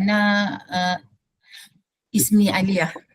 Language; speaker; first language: Arabic; non-native, learner; Malay